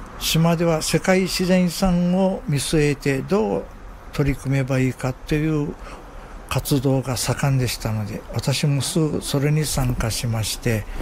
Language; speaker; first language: Japanese; native; Japanese